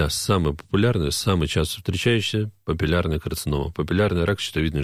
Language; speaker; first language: Russian; native; Russian